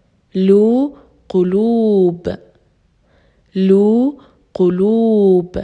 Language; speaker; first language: Arabic; native; Arabic